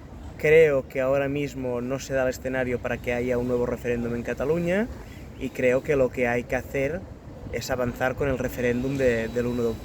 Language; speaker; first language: Spanish; non-native, local second language; Catalan